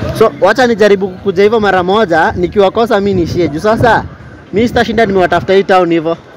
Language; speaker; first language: Swahili; native; Swahili